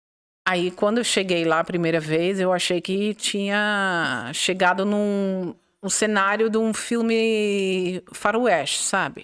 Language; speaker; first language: Portuguese; non-native, fluent; Dutch